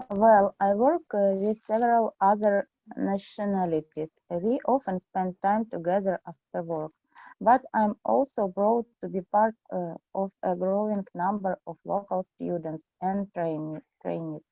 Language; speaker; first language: English; non-native, learner; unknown